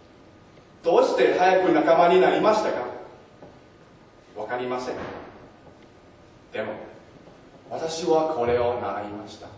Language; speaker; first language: Japanese; non-native, learner; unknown